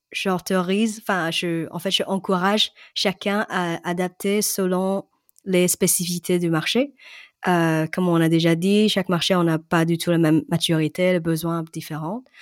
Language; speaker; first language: French; early bilingual, other home language; Cantonese